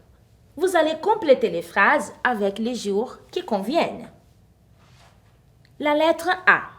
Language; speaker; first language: French; non-native, fluent; Portuguese